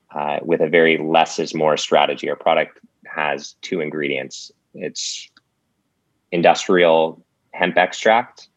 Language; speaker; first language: English; native; English